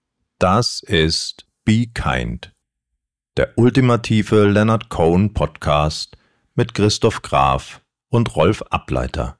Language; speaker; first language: German; native; German